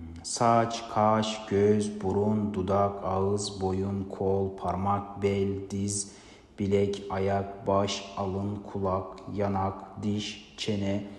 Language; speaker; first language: Turkish; non-native, fluent; Kazakh